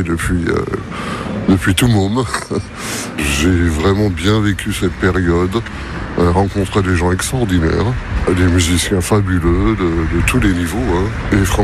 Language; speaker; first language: French; native; French